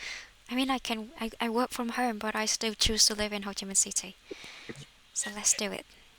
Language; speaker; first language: English; non-native, fluent; Vietnamese